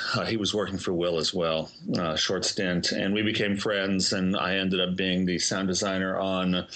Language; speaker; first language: English; native; English